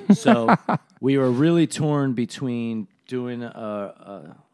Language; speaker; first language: English; native; English